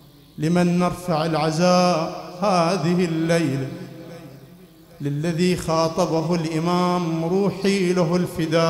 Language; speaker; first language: Arabic; native; Arabic